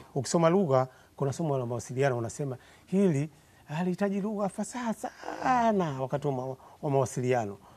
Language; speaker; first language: Swahili; native; Swahili